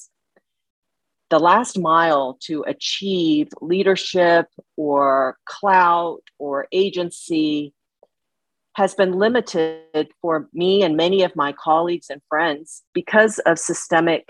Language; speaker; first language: English; early bilingual, other home language; Chinese